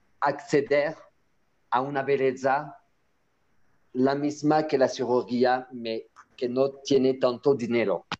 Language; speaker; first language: Spanish; non-native, learner; French